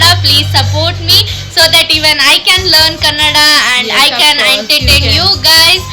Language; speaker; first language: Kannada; non-native, local second language; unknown